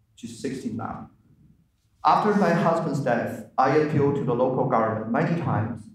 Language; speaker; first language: English; non-native, fluent; Chinese